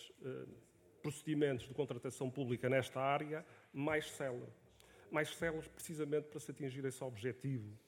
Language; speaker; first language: Portuguese; native; Portuguese